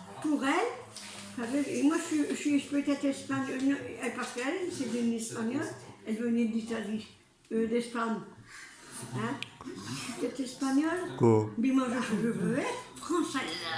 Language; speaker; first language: French; early bilingual, other home language; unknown